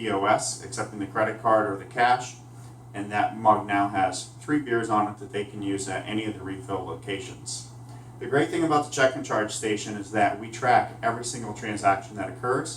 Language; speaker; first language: English; native; English